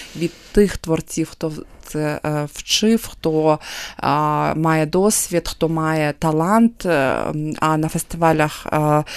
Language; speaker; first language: Ukrainian; non-native, local second language; Russian